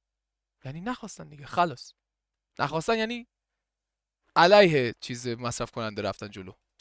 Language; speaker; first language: Persian; native; Persian